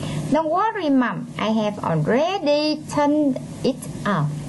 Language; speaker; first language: English; non-native, fluent; Vietnamese